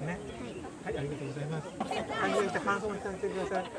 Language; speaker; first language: Japanese; native; Japanese